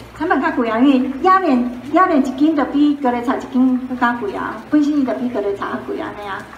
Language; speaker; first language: Chinese; native; Chinese